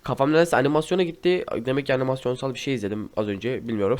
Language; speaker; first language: Turkish; native; Turkish